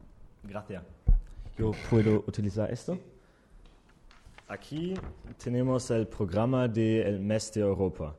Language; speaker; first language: Spanish; non-native, learner; German